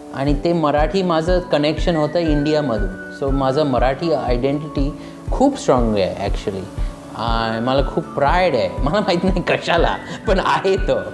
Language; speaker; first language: Marathi; early bilingual, heritage; Marathi